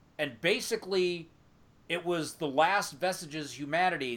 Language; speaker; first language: English; native; English